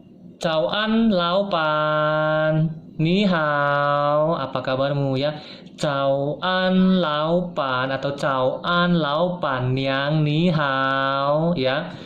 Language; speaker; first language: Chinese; non-native, fluent; Indonesian